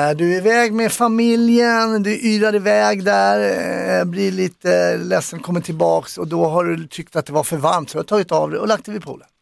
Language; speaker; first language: Swedish; native; Swedish